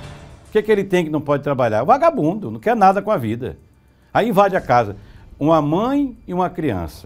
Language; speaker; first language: Portuguese; native; Portuguese